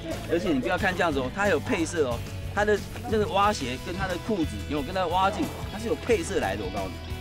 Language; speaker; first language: Chinese; native; Chinese